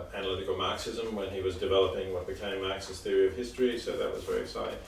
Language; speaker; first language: English; native; English